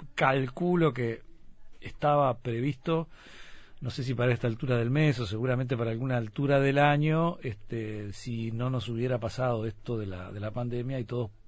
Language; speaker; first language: Spanish; native; Spanish